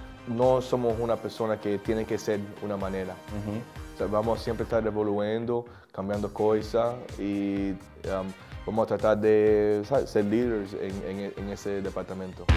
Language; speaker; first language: Spanish; early bilingual, heritage; English